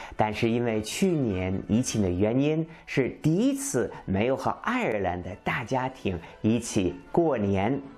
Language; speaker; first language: Chinese; non-native, fluent; English